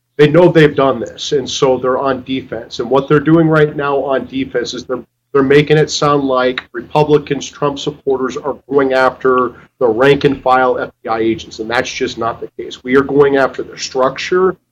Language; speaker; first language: English; native; English